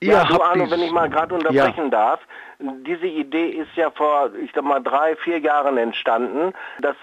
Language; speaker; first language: German; native; German